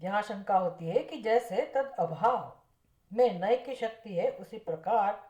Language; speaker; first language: Hindi; non-native, local second language; Gujarati